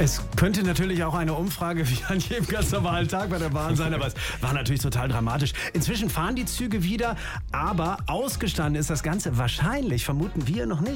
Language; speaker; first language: German; native; German